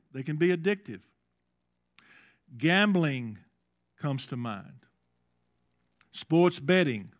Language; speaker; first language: English; native; English